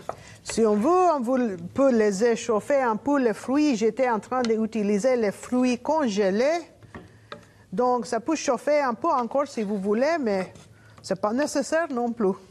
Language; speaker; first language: French; non-native, learner; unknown